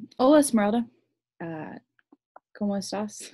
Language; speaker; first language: Spanish; non-native, learner; English